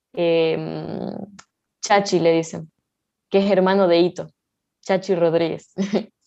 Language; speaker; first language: Spanish; native; Spanish